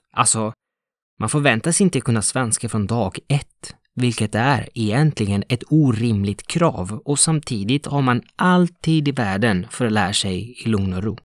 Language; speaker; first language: Swedish; non-native, fluent; Italian